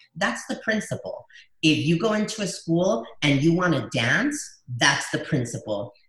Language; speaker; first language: English; early bilingual, other home language; Spanish